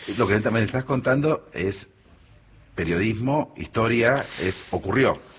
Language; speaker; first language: Spanish; native; Spanish